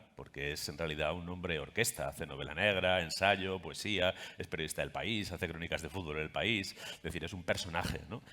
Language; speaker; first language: Spanish; native; Spanish